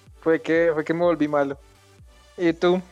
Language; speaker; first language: Spanish; native; Spanish